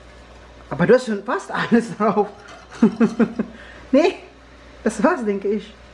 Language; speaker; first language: German; non-native, learner; Filipino